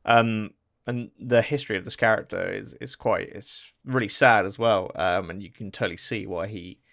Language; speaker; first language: English; native; English